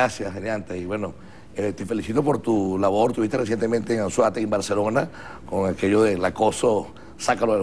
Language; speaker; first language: Spanish; native; Spanish